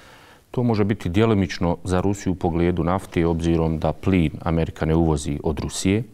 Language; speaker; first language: Serbian; native; Serbian